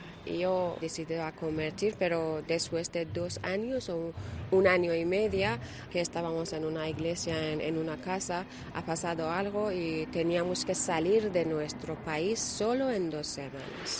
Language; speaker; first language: Spanish; non-native, learner; Persian